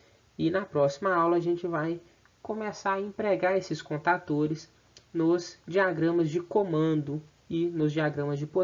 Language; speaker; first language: Portuguese; native; Portuguese